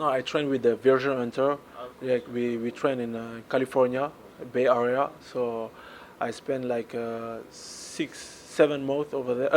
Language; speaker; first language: English; non-native, learner; French